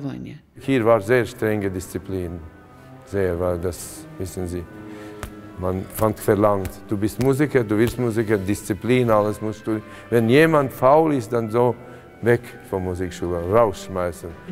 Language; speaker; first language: German; non-native, fluent; Latvian